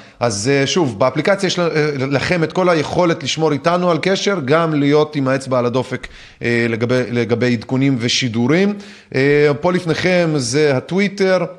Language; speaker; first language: Hebrew; early bilingual, other home language; Russian